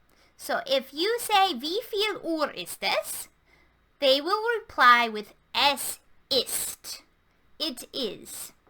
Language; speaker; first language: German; non-native, fluent; English